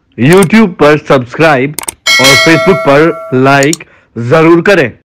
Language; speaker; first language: Hindi; native; Hindi